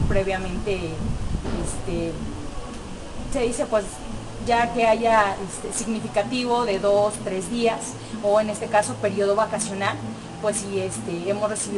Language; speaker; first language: Spanish; native; Spanish